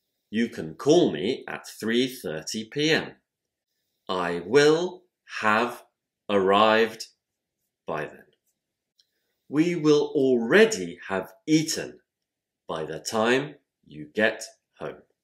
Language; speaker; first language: English; native; English